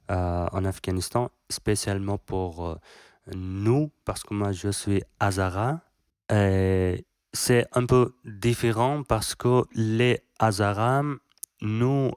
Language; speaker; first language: French; non-native, learner; Persian